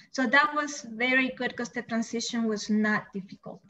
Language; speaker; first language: English; non-native, fluent; Spanish